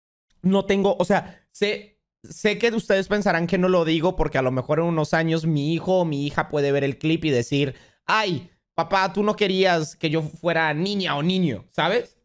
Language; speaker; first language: Spanish; native; Spanish